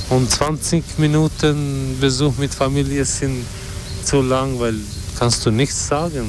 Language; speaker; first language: German; non-native, learner; Albanian